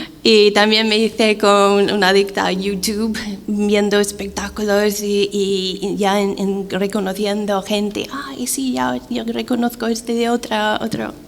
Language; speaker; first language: Spanish; non-native, fluent; English